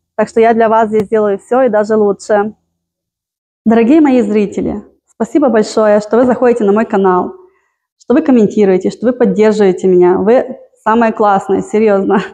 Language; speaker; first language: Russian; native; Russian